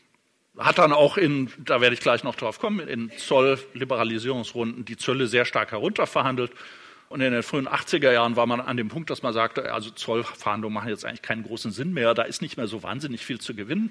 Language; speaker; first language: German; native; German